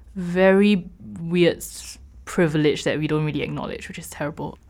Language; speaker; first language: English; native; English